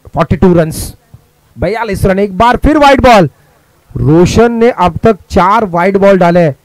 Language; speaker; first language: Hindi; non-native, local second language; Marathi